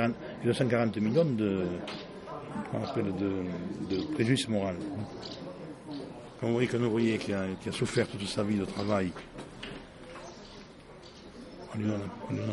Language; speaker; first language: French; native; French